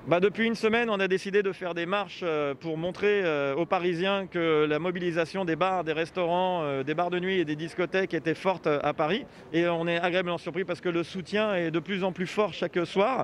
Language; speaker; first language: French; native; French